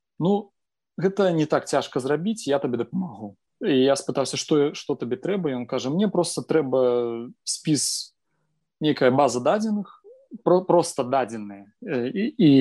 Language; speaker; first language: Belarusian; non-native, local second language; Russian